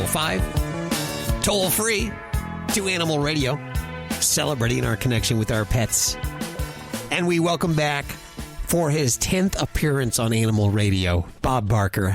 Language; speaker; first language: English; native; English